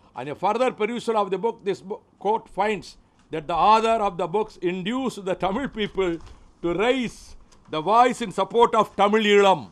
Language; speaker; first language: English; non-native, local second language; Tamil